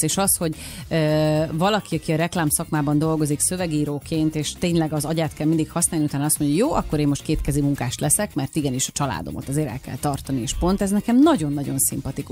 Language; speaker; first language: Hungarian; native; Hungarian